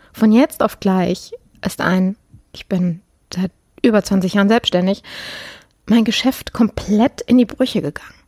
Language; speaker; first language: German; early bilingual, other home language; Polish